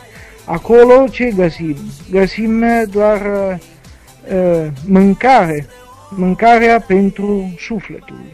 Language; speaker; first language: Romanian; non-native, fluent; Italian